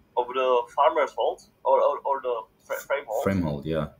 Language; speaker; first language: English; non-native, fluent; Czech